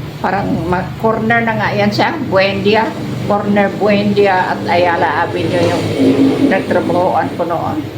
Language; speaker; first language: Filipino; non-native, local second language; Cebuano